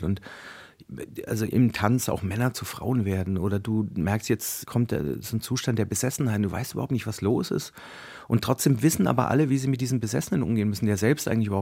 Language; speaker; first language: German; native; German